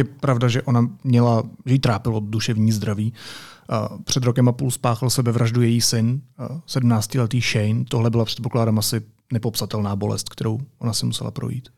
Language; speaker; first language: Czech; native; Czech